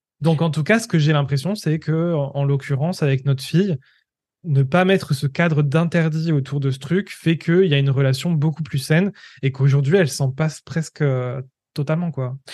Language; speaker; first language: French; native; French